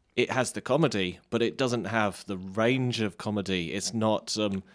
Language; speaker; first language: English; native; English